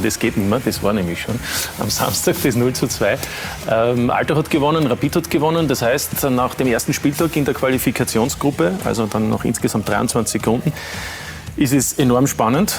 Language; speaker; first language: German; native; German